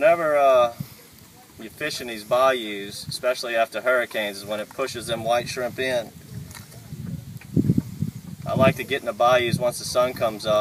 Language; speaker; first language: English; native; English